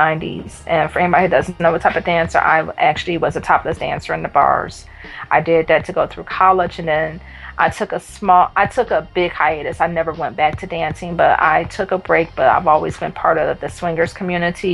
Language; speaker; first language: English; native; English